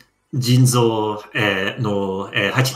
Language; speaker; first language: Japanese; non-native, learner; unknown